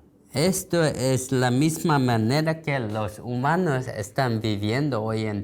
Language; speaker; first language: Spanish; non-native, learner; Korean